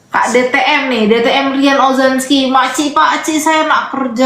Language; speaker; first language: Indonesian; native; Indonesian